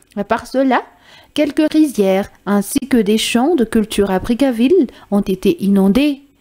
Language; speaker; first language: French; non-native, local second language; Malagasy